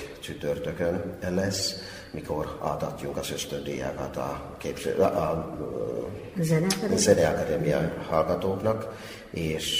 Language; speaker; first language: Hungarian; non-native, fluent; Finnish